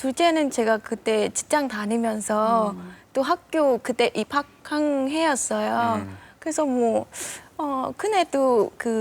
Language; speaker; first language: Korean; non-native, fluent; Vietnamese